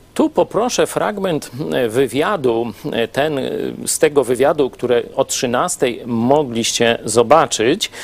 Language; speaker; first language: Polish; native; Polish